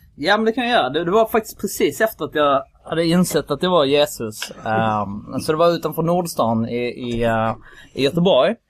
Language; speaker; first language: Swedish; early bilingual, other home language; Kurdish